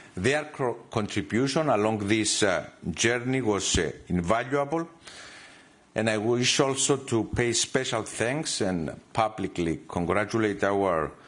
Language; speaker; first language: English; non-native, fluent; Greek